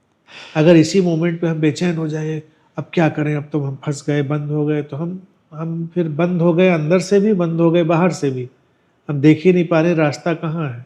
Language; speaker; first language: Hindi; native; Hindi